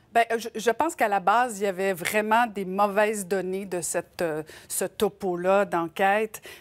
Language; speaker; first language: French; native; French